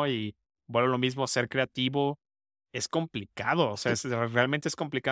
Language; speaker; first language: Spanish; native; Spanish